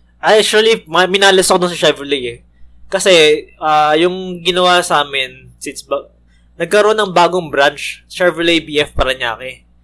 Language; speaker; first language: Filipino; native; Filipino